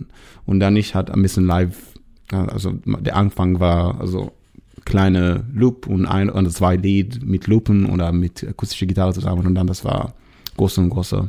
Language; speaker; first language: German; non-native, learner; Hebrew